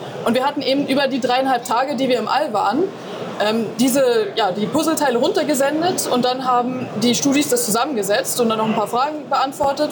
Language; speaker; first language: German; native; German